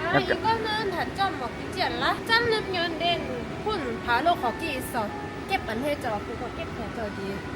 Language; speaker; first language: Korean; non-native, learner; Thai